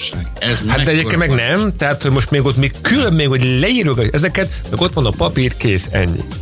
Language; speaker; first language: Hungarian; native; Hungarian